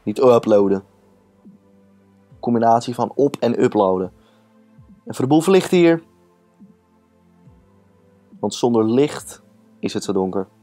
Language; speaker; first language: Dutch; native; Dutch